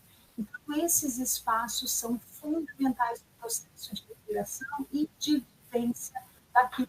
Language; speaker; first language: Portuguese; native; Portuguese